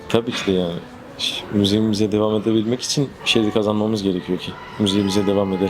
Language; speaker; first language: Turkish; non-native, fluent; Persian